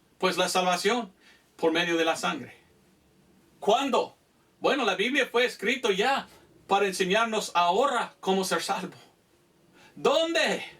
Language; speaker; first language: Spanish; non-native, fluent; English